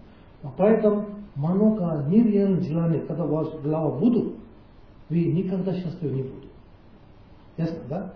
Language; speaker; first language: Russian; non-native, learner; Tibetan